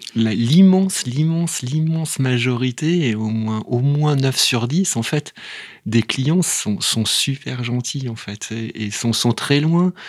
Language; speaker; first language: French; native; French